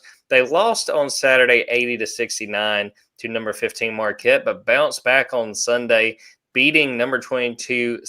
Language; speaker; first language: English; native; English